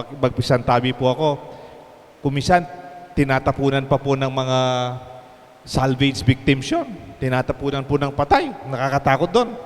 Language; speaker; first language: Filipino; non-native, local second language; Pampanga